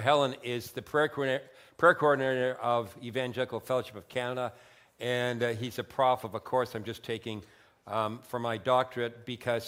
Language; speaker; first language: English; native; English